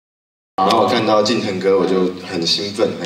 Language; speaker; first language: Chinese; native; Chinese